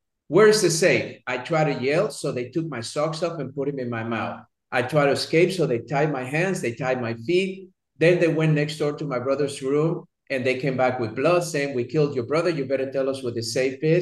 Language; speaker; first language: English; early bilingual, other home language; Spanish